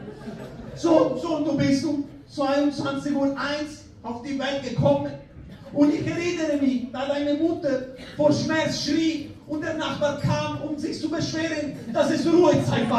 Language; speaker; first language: German; non-native, fluent; Spanish